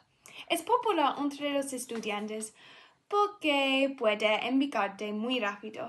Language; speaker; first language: Spanish; non-native, learner; English